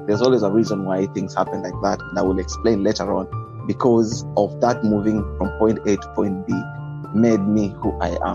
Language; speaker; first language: English; non-native, local second language; Luyia